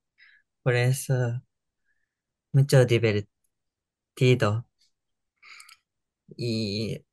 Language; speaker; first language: Spanish; non-native, learner; Japanese